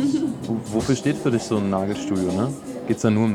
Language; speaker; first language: German; native; German